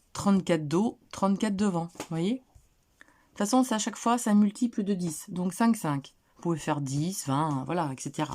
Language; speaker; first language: French; native; French